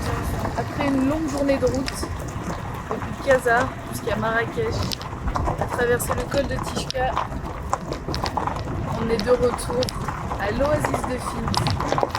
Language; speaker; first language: French; native; French